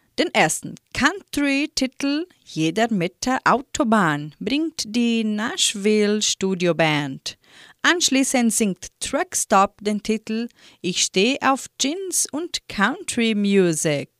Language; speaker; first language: German; native; German